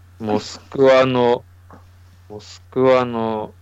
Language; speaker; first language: Russian; non-native, learner; Japanese